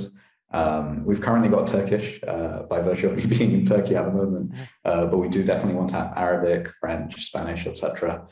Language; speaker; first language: English; native; English